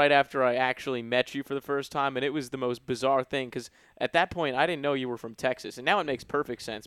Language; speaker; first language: English; native; English